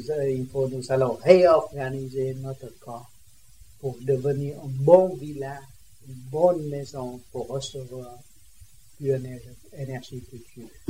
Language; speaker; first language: French; non-native, learner; Vietnamese